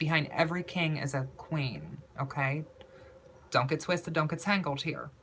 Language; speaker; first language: English; native; English